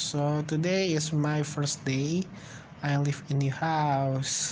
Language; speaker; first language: English; non-native, learner; Indonesian